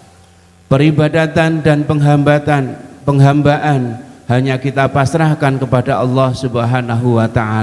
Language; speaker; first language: Indonesian; native; Indonesian